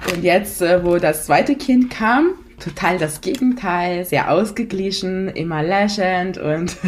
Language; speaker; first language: German; non-native, fluent; Italian